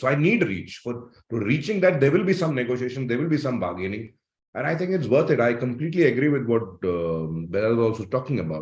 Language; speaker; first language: English; non-native, local second language; Malayalam